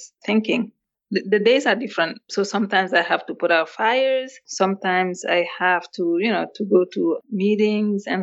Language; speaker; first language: English; non-native, fluent; Wolof